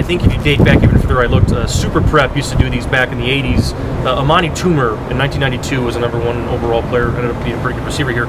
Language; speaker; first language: English; native; English